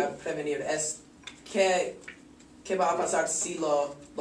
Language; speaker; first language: Spanish; non-native, learner; English